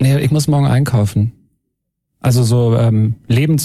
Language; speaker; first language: German; native; German